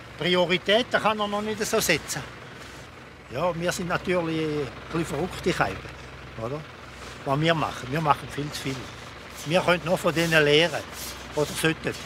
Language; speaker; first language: German; native; German